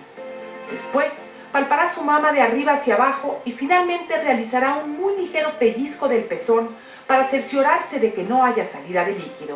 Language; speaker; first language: Spanish; native; Spanish